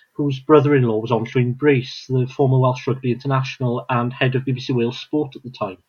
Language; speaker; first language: English; non-native, local second language; Welsh